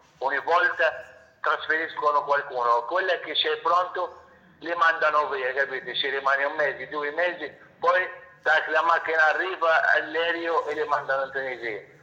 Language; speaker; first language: Italian; non-native, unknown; Arabic